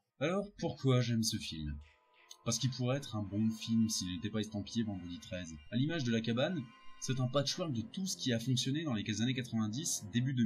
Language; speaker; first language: French; native; French